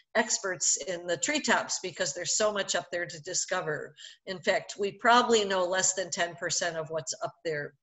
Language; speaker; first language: English; native; English